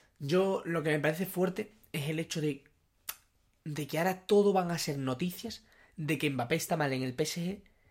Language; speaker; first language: Spanish; native; Spanish